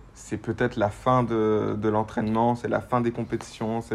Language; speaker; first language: French; native; French